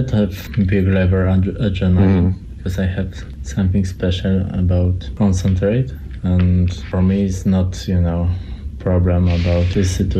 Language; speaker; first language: English; non-native, learner; Polish